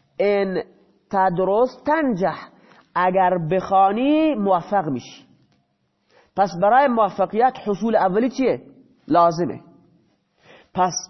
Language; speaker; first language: Persian; non-native, local second language; Baluchi